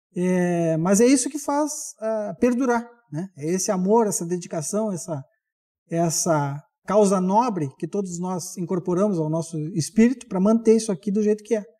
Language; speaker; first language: Portuguese; native; Portuguese